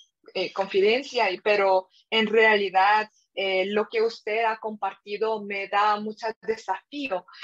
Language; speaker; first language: Spanish; non-native, fluent; Korean